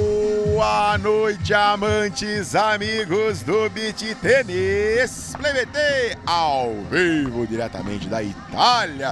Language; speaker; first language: Portuguese; native; Portuguese